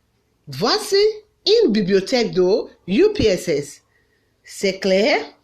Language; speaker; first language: French; non-native, fluent; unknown